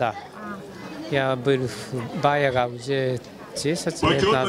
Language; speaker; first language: Russian; non-native, learner; Japanese